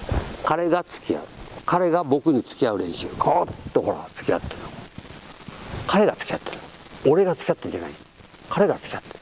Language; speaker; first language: Japanese; native; Japanese